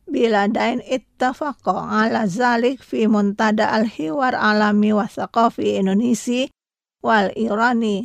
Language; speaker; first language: Arabic; non-native, fluent; Indonesian